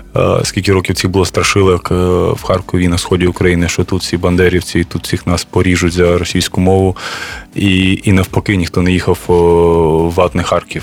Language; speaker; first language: Ukrainian; non-native, local second language; Russian